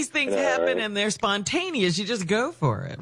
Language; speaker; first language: English; native; English